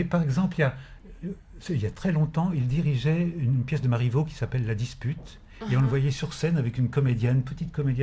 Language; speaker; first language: French; native; French